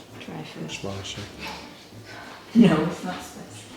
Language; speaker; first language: English; non-native, learner; Northeastern Thai